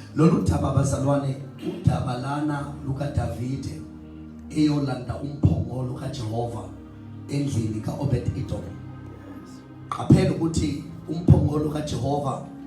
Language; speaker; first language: Zulu; non-native, local second language; Southern Sotho